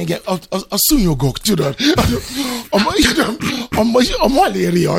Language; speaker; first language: Hungarian; non-native, fluent; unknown